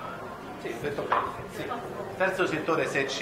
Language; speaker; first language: Italian; native; Italian